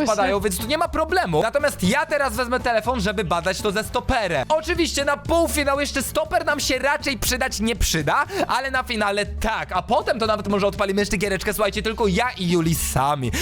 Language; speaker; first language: Polish; native; Polish